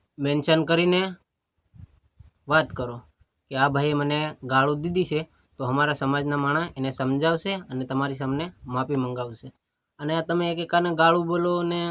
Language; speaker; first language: Gujarati; non-native, local second language; Bhili